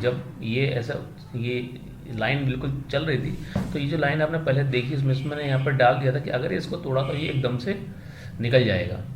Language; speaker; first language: Hindi; native; Hindi